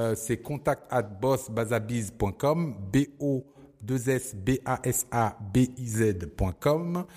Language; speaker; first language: French; early bilingual, other home language; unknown